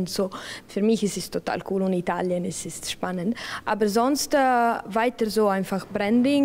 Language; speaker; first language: German; non-native, local second language; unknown